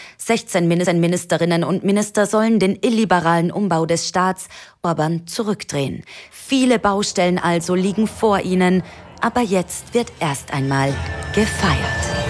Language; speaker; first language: German; native; German